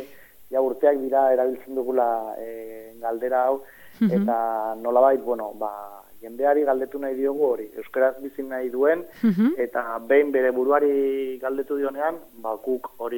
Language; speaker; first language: Basque; native; Basque